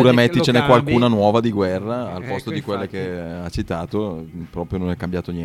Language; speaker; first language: Italian; native; Italian